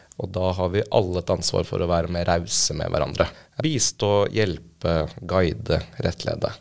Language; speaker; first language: Norwegian; native; Norwegian